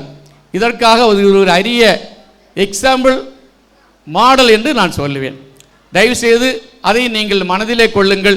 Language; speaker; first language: Tamil; native; Tamil